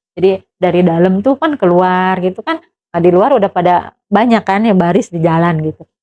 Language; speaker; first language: Indonesian; non-native, local second language; Sundanese